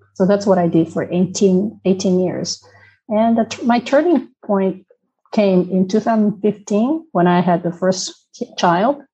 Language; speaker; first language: English; non-native, fluent; Japanese